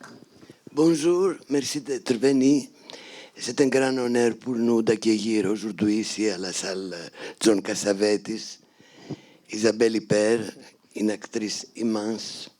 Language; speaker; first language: French; non-native, fluent; Greek